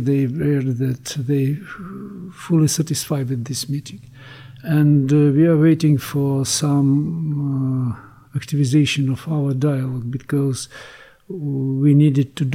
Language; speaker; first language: English; non-native, learner; Ukrainian